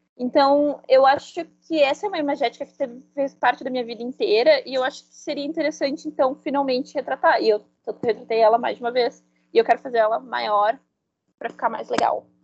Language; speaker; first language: Portuguese; non-native, fluent; Spanish